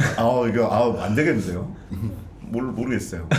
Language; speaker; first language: Korean; native; Korean